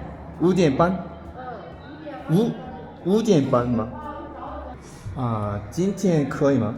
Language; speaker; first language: Chinese; non-native, learner; Korean